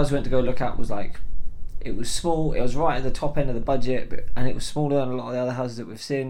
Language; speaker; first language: English; native; English